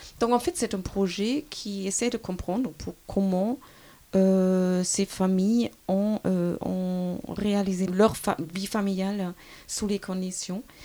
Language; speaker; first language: French; non-native, fluent; German